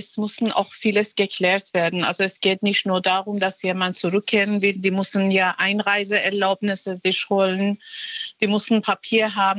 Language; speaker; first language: German; non-native, fluent; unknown